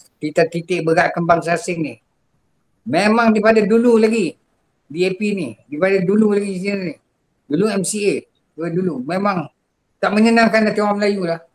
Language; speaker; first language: Malay; non-native, local second language; Javanese